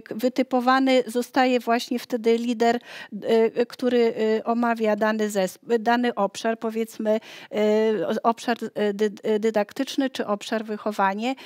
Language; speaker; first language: Polish; native; Polish